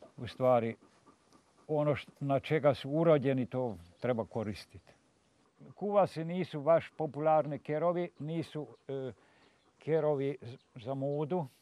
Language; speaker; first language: Serbian; non-native, local second language; Hungarian